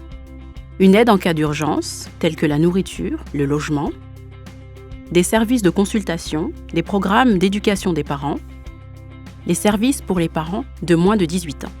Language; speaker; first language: French; native; French